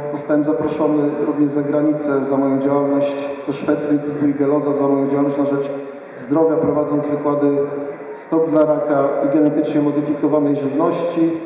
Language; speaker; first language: Polish; native; Polish